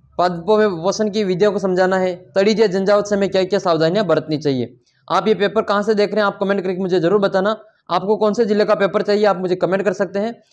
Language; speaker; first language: Hindi; native; Hindi